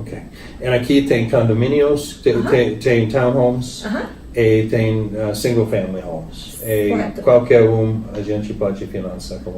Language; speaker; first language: Portuguese; non-native, learner; English